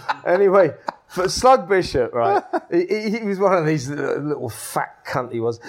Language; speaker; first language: English; native; English